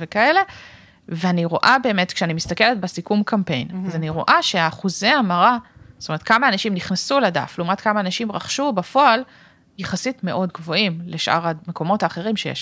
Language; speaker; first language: Hebrew; native; Hebrew